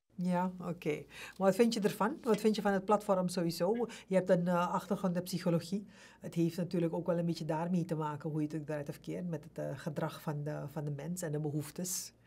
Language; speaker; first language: Dutch; native; Dutch